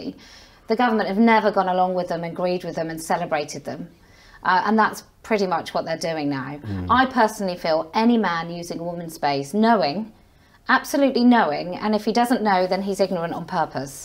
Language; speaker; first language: English; native; English